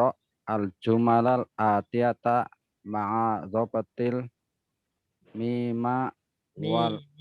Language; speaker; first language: Arabic; non-native, learner; Indonesian